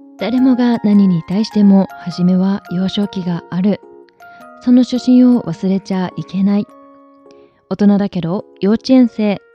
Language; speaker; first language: Japanese; native; Japanese